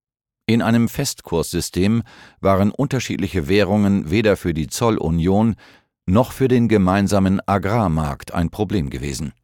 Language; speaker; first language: German; native; German